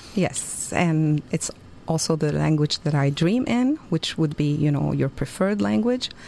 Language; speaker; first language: English; non-native, fluent; Arabic